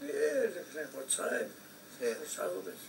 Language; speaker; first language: Hebrew; non-native, fluent; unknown